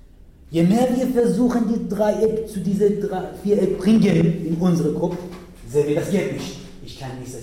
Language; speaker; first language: German; non-native, learner; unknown